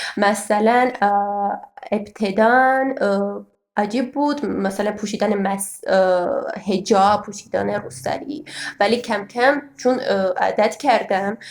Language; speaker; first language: Persian; non-native, fluent; Armenian